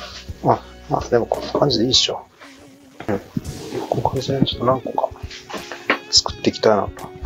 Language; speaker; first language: Japanese; native; Japanese